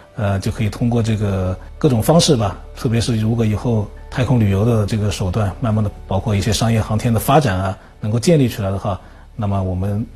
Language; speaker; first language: Chinese; native; Chinese